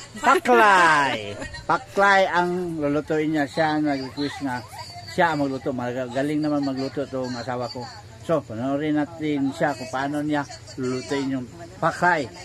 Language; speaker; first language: Filipino; non-native, local second language; Cebuano